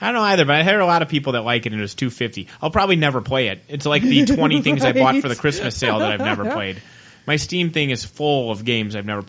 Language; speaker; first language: English; native; English